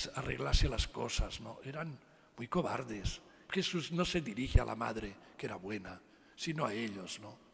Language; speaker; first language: Spanish; non-native, local second language; Catalan